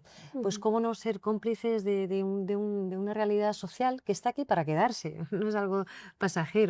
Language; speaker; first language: Spanish; native; Spanish